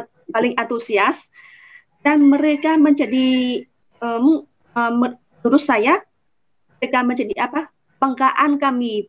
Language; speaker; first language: Indonesian; non-native, fluent; Vietnamese